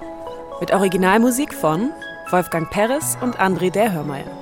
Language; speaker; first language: German; native; German